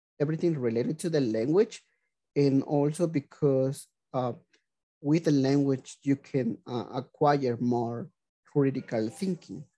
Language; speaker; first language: English; non-native, fluent; Spanish